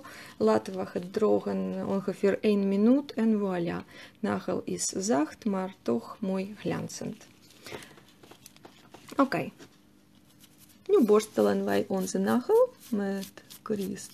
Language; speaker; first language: Dutch; non-native, learner; Russian